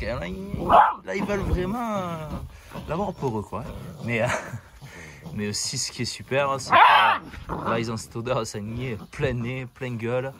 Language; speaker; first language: French; native; French